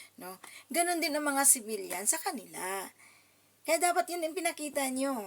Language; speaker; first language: Filipino; non-native, local second language; Cebuano